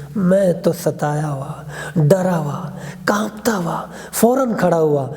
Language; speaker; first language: Urdu; non-native, local second language; Pashto